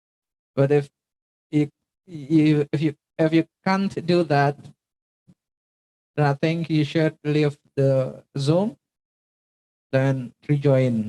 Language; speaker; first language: English; non-native, fluent; Indonesian